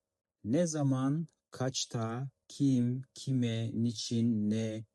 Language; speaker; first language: Turkish; non-native, fluent; Kazakh